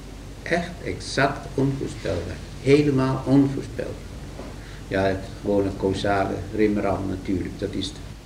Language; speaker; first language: Dutch; native; Dutch